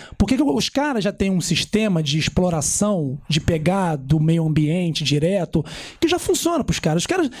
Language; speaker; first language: Portuguese; native; Portuguese